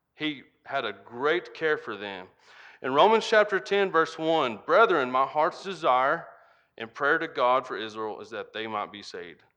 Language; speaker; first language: English; native; English